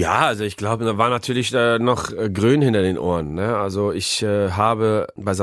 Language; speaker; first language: German; early bilingual, other home language; Croatian